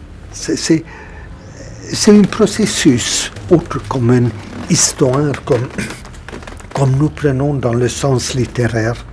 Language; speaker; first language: French; non-native, fluent; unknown